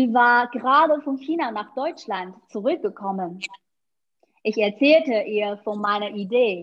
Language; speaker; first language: German; non-native, fluent; Chinese